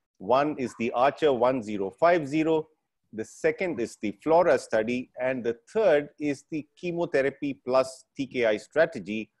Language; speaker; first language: English; non-native, local second language; Tamil